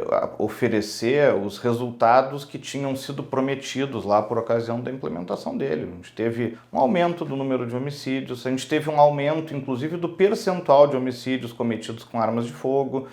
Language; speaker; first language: Portuguese; native; Portuguese